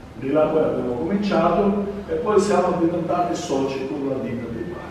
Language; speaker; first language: Italian; non-native, fluent; Albanian